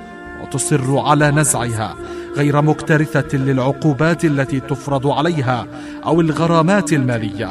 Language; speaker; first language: Arabic; native; Arabic